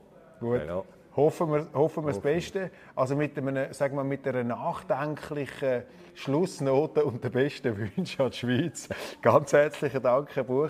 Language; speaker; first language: German; native; German